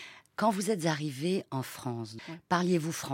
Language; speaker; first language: French; native; French